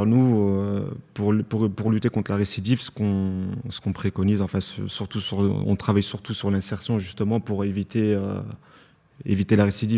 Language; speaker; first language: French; native; French